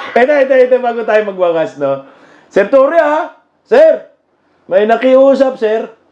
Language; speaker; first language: Filipino; non-native, local second language; Cebuano